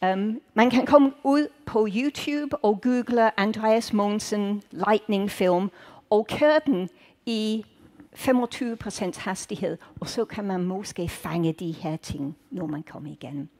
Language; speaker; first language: Danish; native; Danish